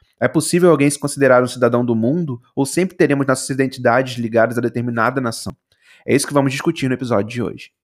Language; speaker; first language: Portuguese; native; Portuguese